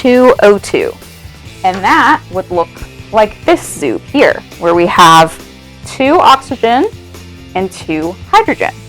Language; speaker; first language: English; native; English